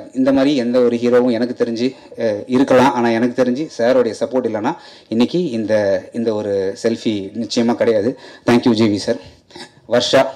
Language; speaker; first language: Tamil; native; Tamil